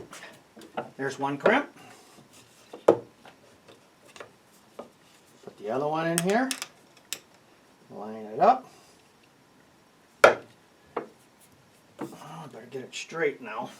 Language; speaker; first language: English; native; English